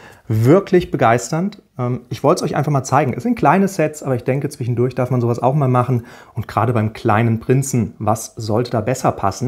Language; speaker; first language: German; native; German